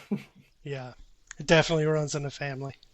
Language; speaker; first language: English; native; English